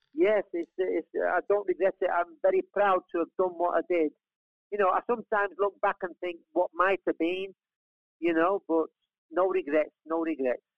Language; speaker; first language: English; native; English